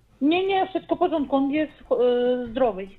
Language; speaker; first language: Polish; non-native, learner; Ukrainian